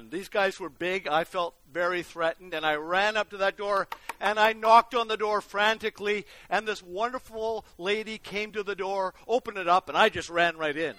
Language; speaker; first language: English; native; English